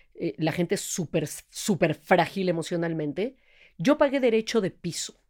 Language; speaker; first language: Spanish; native; Spanish